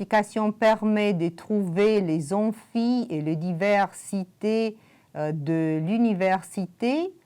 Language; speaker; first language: French; non-native, fluent; Romanian